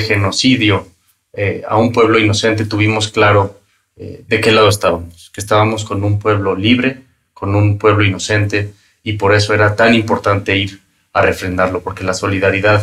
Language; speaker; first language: Spanish; native; Spanish